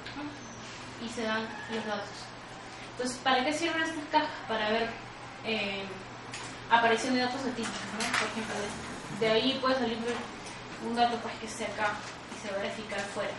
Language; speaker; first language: Spanish; native; Spanish